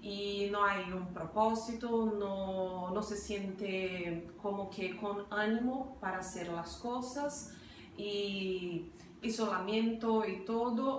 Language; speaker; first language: Spanish; non-native, fluent; Portuguese